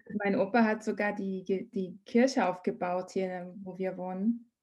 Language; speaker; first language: German; non-native, learner; Portuguese